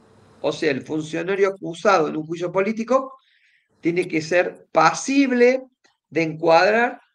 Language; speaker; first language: Spanish; native; Spanish